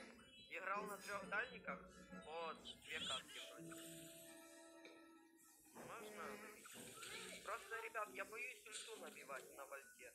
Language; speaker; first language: Russian; native; Russian